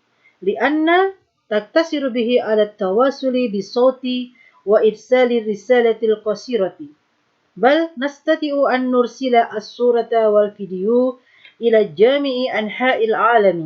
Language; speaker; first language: Arabic; non-native, fluent; Indonesian